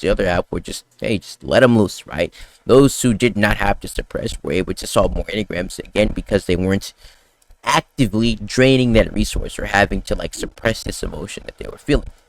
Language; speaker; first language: English; native; English